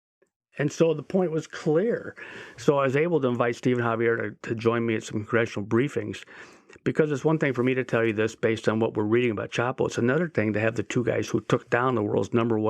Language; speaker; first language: English; native; English